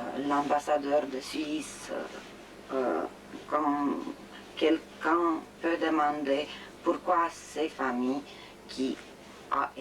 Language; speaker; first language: French; non-native, fluent; Romanian